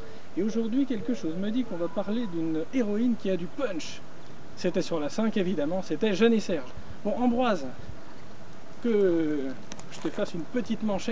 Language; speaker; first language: French; native; French